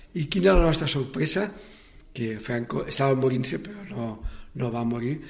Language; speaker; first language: Catalan; native; Catalan